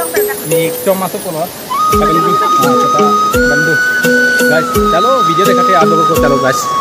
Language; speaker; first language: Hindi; non-native, local second language; Karbi